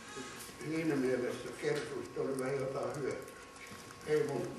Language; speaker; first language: Finnish; native; Finnish